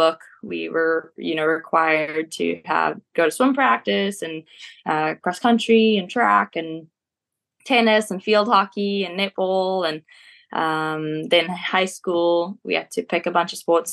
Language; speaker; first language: English; native; English